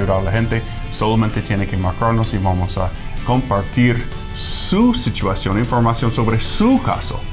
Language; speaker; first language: Spanish; non-native, fluent; English